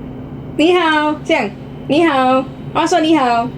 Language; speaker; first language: Chinese; non-native, learner; Indonesian